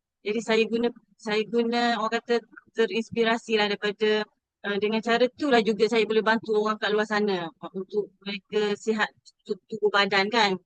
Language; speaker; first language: Malay; native; Malay